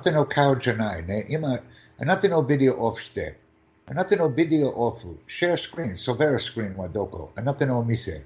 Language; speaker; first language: Japanese; non-native, learner; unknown